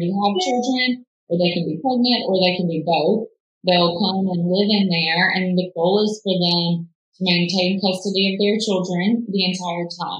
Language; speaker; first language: English; native; English